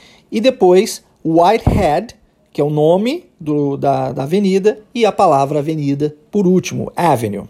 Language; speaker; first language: Portuguese; native; Portuguese